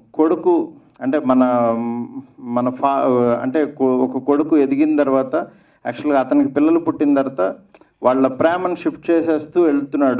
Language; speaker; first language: Telugu; native; Telugu